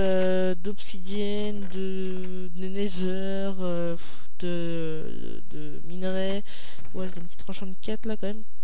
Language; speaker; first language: French; native; French